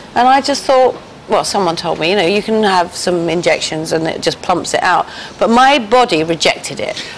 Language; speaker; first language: English; native; English